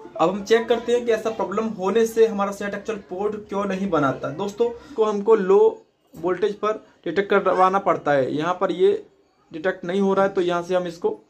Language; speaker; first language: Hindi; native; Hindi